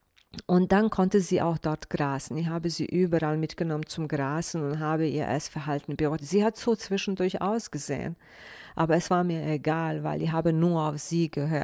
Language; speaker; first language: German; non-native, fluent; Bosnian